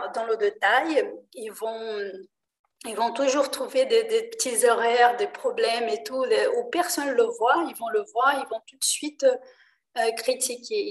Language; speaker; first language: French; non-native, fluent; Portuguese